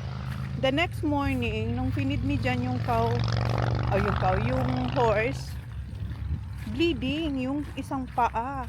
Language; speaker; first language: Filipino; native; Filipino